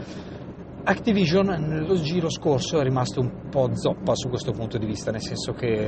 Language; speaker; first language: Italian; native; Italian